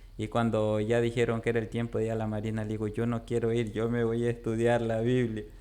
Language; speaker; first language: Spanish; native; Spanish